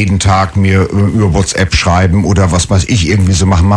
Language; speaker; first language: German; native; German